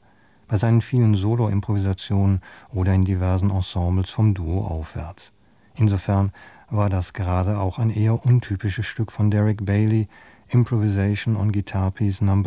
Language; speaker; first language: German; native; German